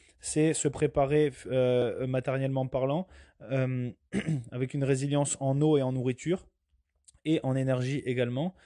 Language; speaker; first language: French; native; French